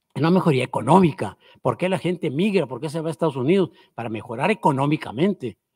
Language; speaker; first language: Spanish; native; Spanish